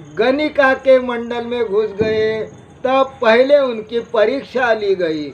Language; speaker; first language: Hindi; non-native, local second language; Marathi